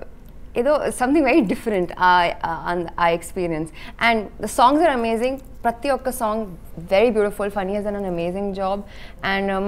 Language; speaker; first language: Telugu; non-native, learner; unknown